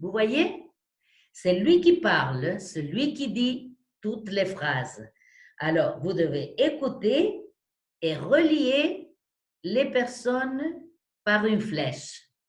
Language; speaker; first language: French; non-native, fluent; Spanish